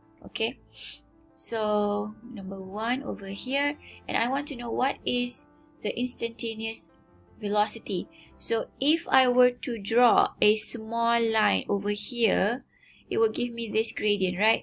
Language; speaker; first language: English; non-native, local second language; Malay